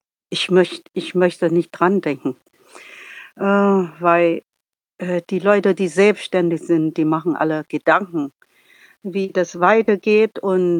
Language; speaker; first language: German; non-native, learner; Vietnamese